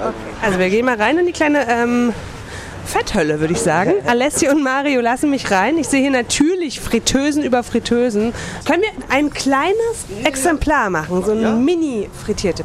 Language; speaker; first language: German; native; German